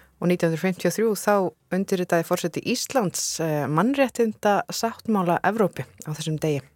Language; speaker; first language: Icelandic; native; Icelandic